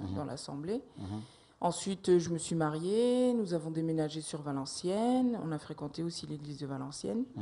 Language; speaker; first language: French; native; French